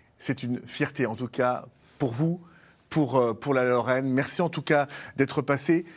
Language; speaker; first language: French; native; French